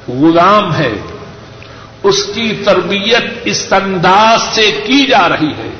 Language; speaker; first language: Urdu; non-native, local second language; Punjabi